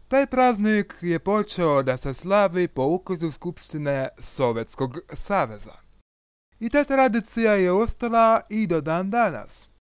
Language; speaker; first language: Croatian; non-native, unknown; Russian